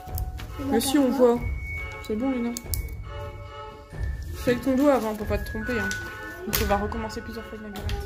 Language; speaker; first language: French; native; French